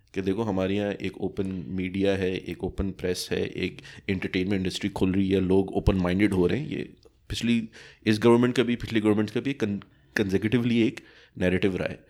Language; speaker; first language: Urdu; native; Urdu